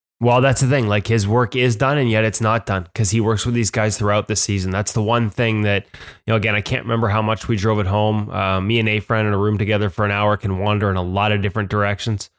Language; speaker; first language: English; native; English